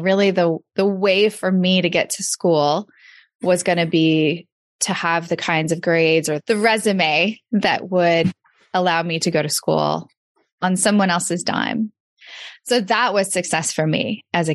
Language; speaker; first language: English; native; English